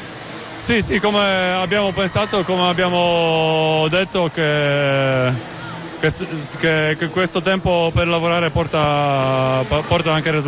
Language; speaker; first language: Italian; non-native, fluent; Polish